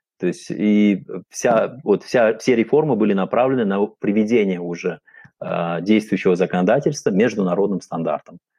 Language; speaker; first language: Russian; non-native, local second language; Uzbek